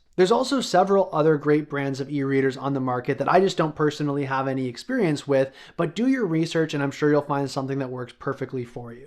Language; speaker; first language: English; native; English